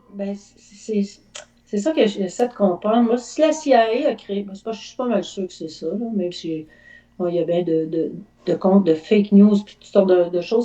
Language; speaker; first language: French; native; French